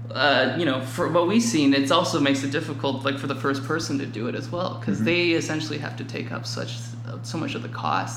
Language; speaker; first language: English; native; English